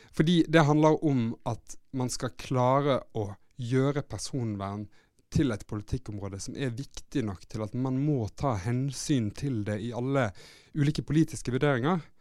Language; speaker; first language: Norwegian; native; Norwegian